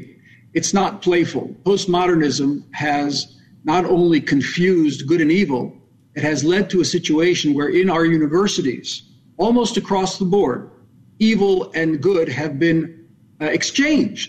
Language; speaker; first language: English; native; English